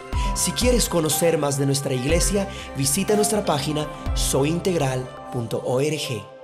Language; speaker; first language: Spanish; native; Spanish